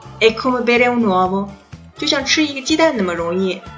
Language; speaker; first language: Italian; non-native, fluent; Chinese